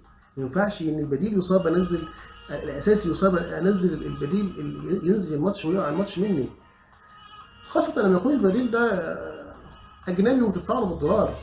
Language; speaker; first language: Arabic; native; Arabic